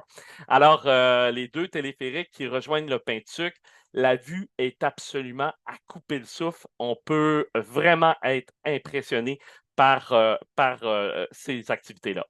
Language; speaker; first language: French; native; French